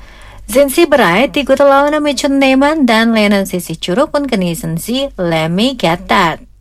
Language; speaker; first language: German; non-native, fluent; Indonesian